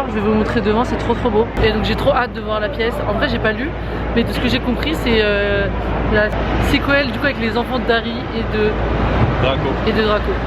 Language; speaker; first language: French; native; French